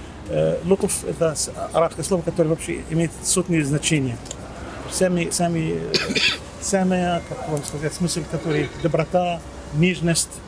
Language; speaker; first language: Russian; non-native, fluent; Arabic